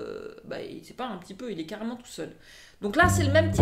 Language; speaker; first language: French; native; French